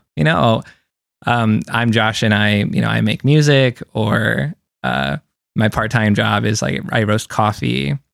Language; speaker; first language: English; native; English